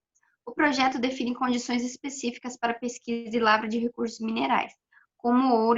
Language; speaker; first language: Portuguese; native; Portuguese